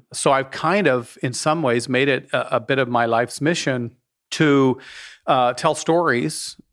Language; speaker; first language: English; native; English